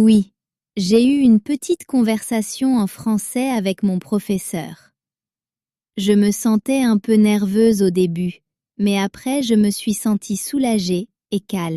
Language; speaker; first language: French; native; French